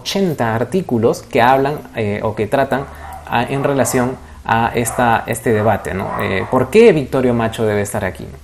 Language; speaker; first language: Spanish; native; Spanish